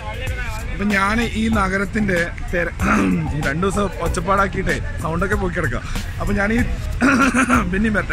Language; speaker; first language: Malayalam; native; Malayalam